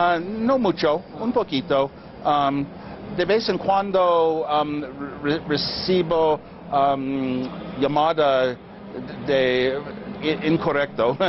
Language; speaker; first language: Spanish; non-native, learner; English